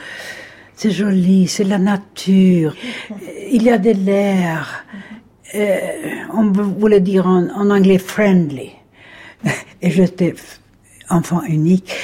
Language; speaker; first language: French; non-native, fluent; Swedish